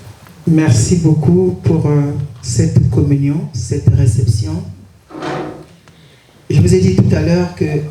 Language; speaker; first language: French; non-native, local second language; Lingala